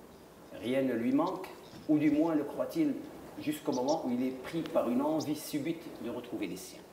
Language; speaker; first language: French; non-native, local second language; Arabic